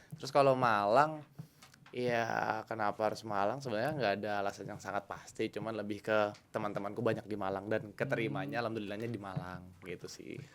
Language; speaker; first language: Indonesian; native; Indonesian